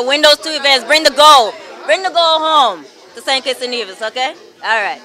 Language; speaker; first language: English; native; English